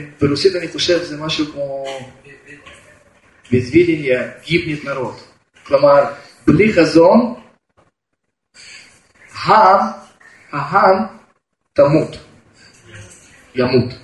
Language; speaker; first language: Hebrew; non-native, fluent; Russian